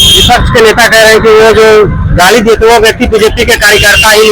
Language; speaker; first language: Hindi; native; Hindi